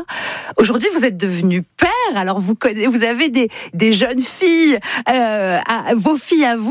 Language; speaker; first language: French; native; French